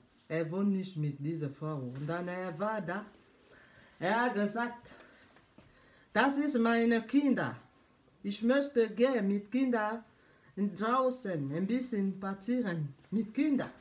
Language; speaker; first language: German; non-native, learner; French